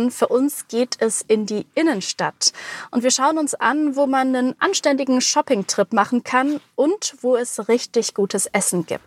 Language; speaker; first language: German; native; German